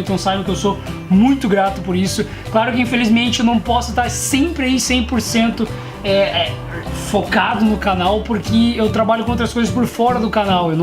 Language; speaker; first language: Portuguese; native; Portuguese